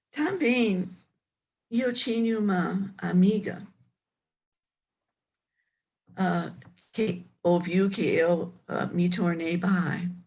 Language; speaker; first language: Portuguese; non-native, learner; English